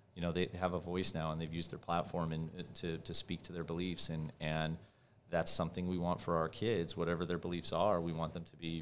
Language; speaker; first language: English; native; English